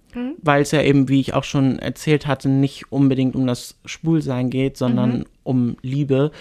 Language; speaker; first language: German; native; German